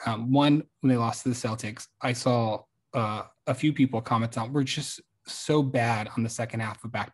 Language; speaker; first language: English; native; English